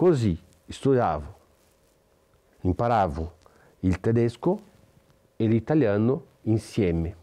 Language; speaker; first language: Italian; non-native, fluent; Portuguese